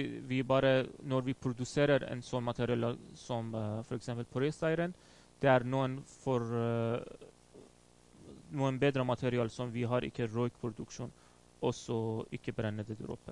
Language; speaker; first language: Swedish; non-native, fluent; Persian